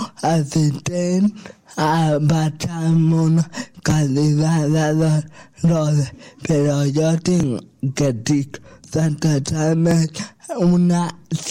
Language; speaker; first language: Catalan; non-native, local second language; Spanish